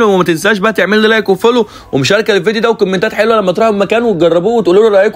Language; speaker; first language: Arabic; native; Arabic